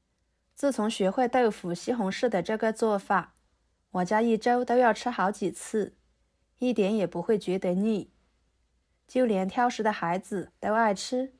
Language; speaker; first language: Chinese; native; Chinese